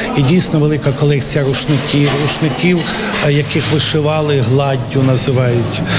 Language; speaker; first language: Ukrainian; native; Ukrainian